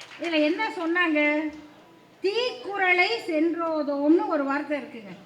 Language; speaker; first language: Tamil; native; Tamil